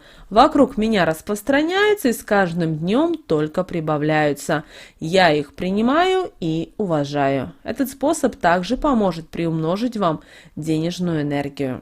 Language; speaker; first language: Russian; native; Russian